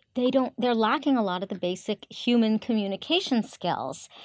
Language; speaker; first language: English; native; English